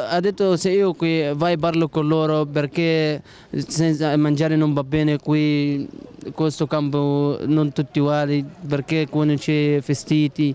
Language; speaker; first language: Italian; non-native, learner; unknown